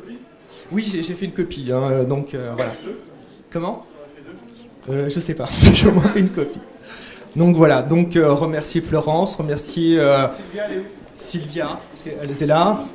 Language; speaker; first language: French; native; French